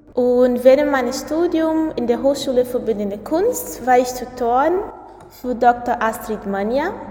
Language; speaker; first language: German; non-native, fluent; Portuguese